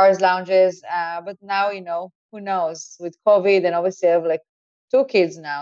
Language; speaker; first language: English; non-native, fluent; Hebrew